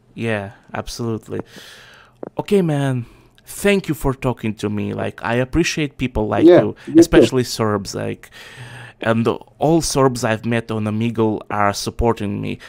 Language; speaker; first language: English; non-native, fluent; Russian